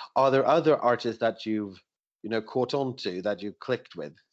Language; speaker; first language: English; non-native, fluent; Swedish